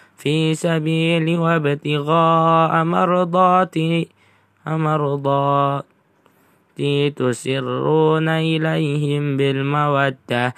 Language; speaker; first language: Arabic; non-native, learner; Indonesian